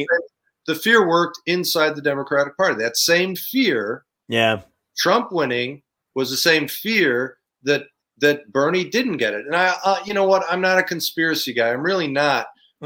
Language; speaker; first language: English; native; English